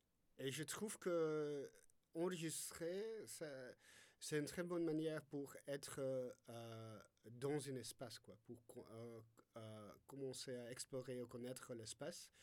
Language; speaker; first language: French; non-native, fluent; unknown